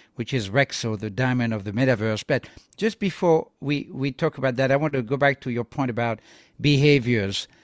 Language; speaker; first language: English; non-native, fluent; French